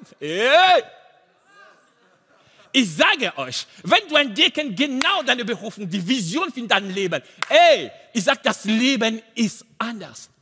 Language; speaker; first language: German; non-native, learner; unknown